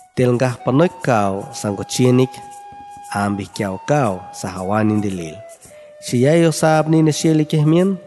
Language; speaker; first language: Spanish; non-native, local second language; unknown